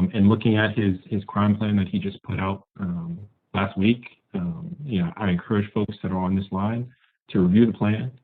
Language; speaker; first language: English; native; English